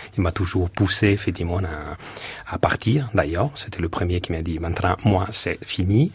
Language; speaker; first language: French; non-native, fluent; Italian